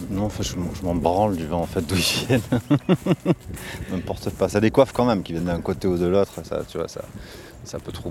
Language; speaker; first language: French; native; French